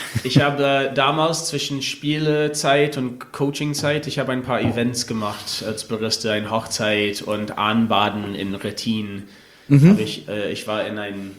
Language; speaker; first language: German; non-native, fluent; English